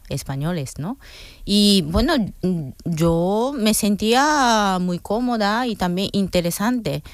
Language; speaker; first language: Spanish; non-native, fluent; Japanese